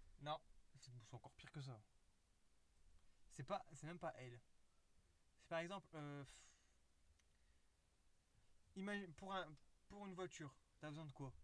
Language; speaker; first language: French; native; French